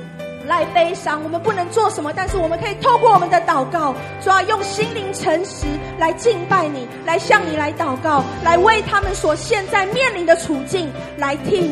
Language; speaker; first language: Chinese; native; Chinese